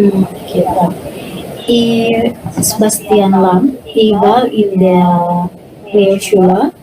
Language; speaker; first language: German; non-native, learner; Indonesian